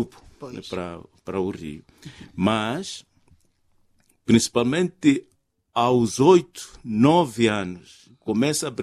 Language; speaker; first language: Portuguese; non-native, local second language; Makhuwa